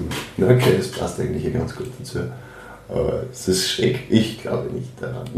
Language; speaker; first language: German; native; German